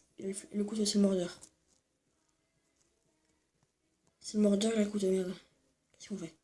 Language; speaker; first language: French; native; French